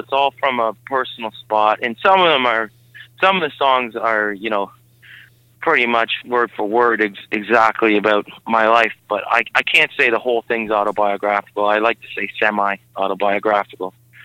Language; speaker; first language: English; native; English